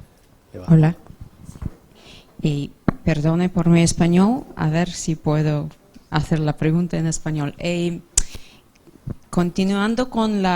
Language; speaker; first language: Spanish; non-native, fluent; English